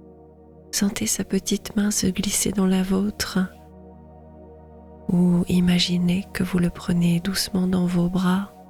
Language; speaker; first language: French; native; French